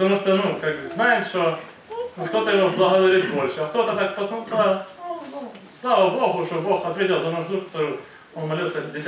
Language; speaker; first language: Ukrainian; non-native, local second language; Russian